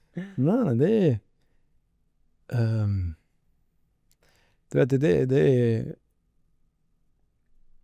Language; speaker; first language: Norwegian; non-native, learner; Arabic